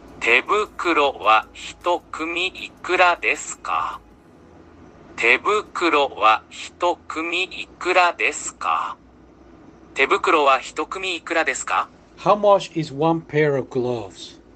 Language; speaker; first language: Japanese; non-native, learner; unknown